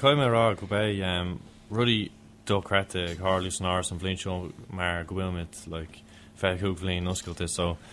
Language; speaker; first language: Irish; non-native, local second language; English